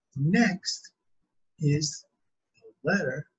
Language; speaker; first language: English; native; English